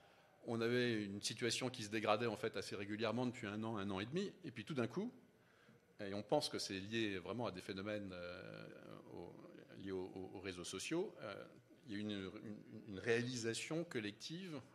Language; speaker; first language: French; native; French